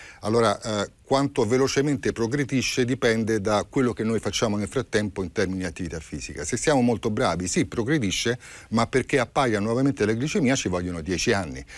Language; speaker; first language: Italian; native; Italian